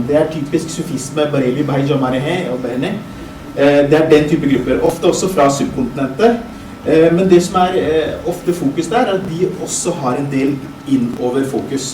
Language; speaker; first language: Norwegian; early bilingual, other home language; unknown